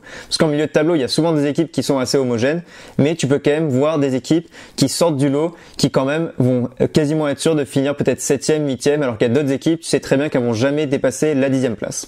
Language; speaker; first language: French; native; French